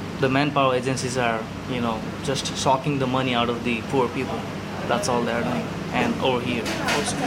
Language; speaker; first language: English; non-native, fluent; Nepali